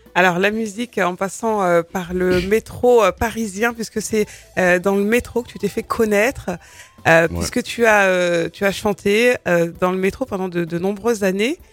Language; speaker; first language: French; native; French